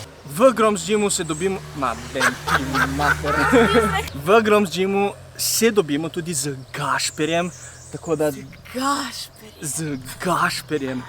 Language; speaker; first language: Slovenian; native; Slovenian